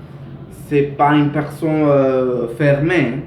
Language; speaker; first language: French; non-native, learner; Spanish